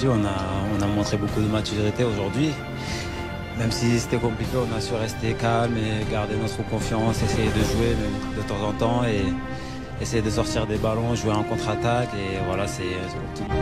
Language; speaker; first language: French; non-native, fluent; German